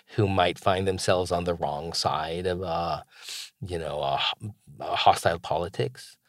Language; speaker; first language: English; non-native, fluent; Spanish